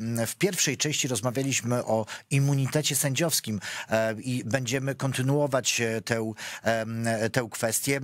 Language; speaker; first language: Polish; native; Polish